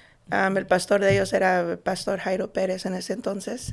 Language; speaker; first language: Spanish; early bilingual, heritage; Spanish